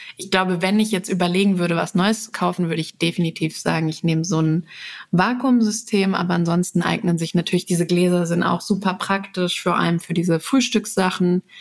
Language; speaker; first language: German; early bilingual, other home language; Serbian